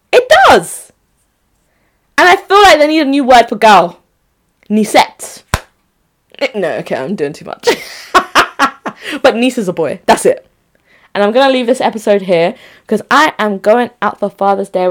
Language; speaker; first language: English; non-native, local second language; Igbo